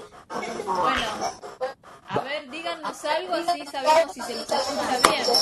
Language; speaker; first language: Spanish; native; Spanish